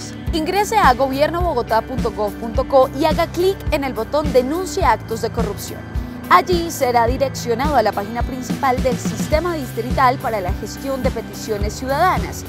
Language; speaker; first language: Spanish; native; Spanish